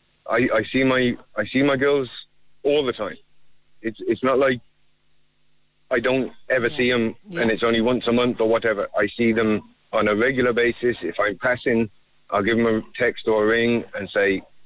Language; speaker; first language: English; native; English